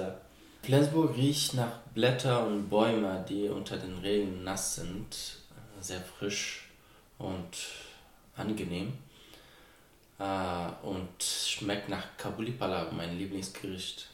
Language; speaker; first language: German; non-native, fluent; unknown